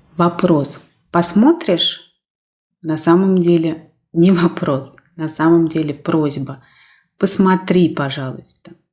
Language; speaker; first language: Russian; native; Russian